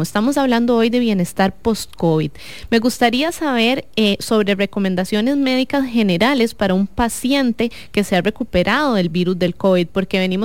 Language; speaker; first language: Spanish; native; Spanish